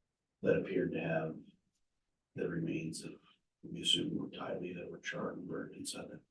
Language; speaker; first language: English; native; English